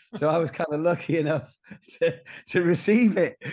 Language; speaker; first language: English; native; English